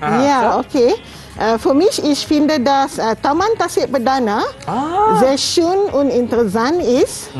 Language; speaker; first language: German; non-native, fluent; Malay